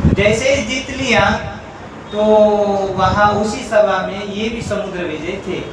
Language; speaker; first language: Hindi; non-native, local second language; Marathi